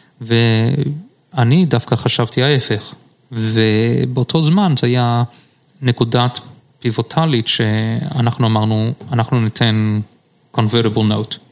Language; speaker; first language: Hebrew; early bilingual, heritage; Hebrew